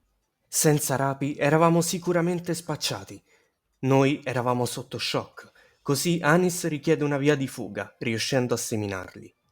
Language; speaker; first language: Italian; native; Italian